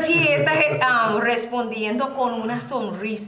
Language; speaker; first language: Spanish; non-native, learner; English